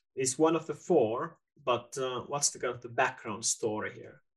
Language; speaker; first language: English; non-native, fluent; Finnish